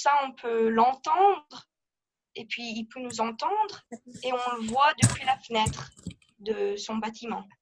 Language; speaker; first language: French; early bilingual, heritage; French